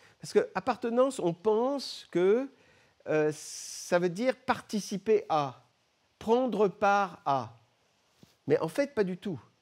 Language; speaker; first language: French; early bilingual, other home language; Arabic